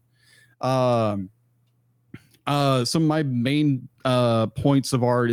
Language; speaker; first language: English; native; English